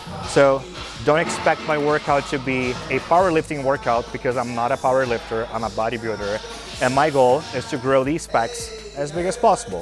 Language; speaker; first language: English; non-native, fluent; Portuguese